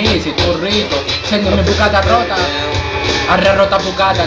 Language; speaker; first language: Italian; native; Italian